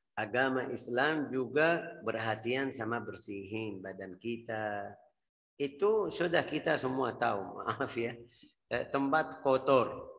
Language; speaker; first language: Indonesian; non-native, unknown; Arabic